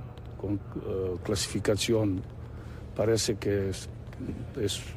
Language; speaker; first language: Spanish; non-native, fluent; Serbian